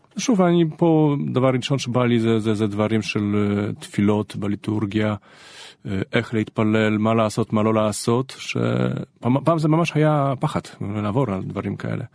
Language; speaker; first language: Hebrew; non-native, fluent; Polish